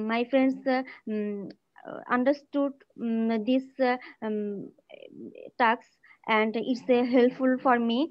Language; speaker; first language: English; non-native, learner; Bangla